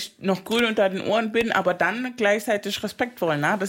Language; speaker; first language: German; non-native, fluent; Spanish